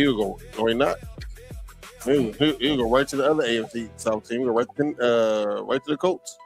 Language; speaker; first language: English; native; English